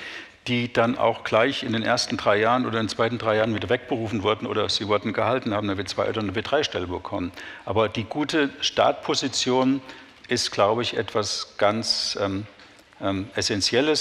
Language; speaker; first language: German; native; German